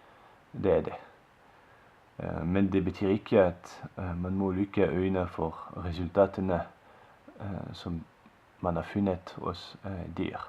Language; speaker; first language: Norwegian; non-native, fluent; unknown